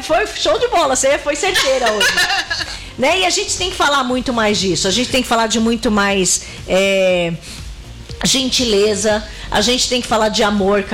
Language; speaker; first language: Portuguese; native; Portuguese